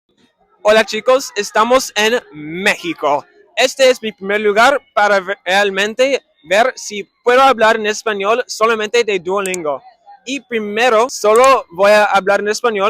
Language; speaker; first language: Spanish; non-native, learner; English